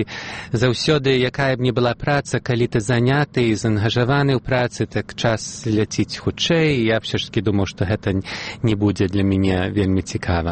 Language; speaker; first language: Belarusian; early bilingual, heritage; Belarusian